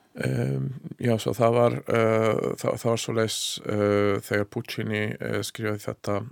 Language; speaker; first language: Icelandic; non-native, learner; Hungarian